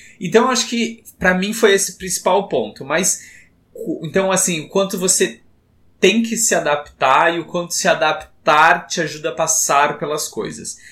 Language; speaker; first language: Portuguese; native; Portuguese